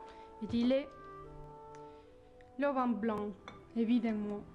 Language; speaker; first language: French; non-native, learner; Spanish